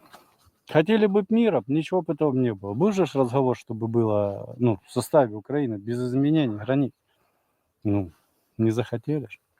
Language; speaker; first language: Russian; native; Russian